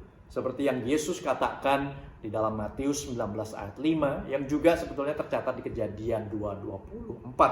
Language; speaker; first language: Indonesian; native; Indonesian